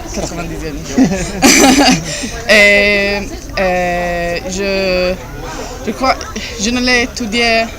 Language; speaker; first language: French; non-native, learner; Italian